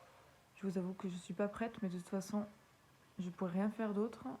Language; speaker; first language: French; native; French